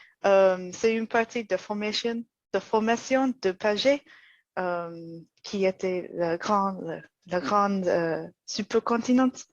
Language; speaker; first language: French; non-native, learner; English